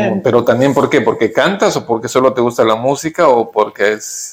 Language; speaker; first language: Spanish; native; Spanish